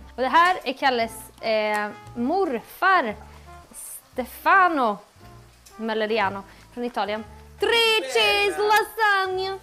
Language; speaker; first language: Swedish; native; Swedish